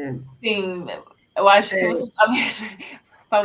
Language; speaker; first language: Portuguese; non-native, fluent; Finnish